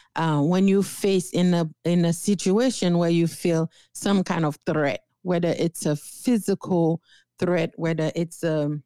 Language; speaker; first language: English; non-native, fluent; Haitian Creole